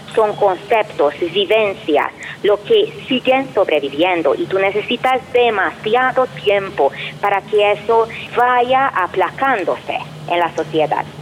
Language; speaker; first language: Spanish; non-native, fluent; Hungarian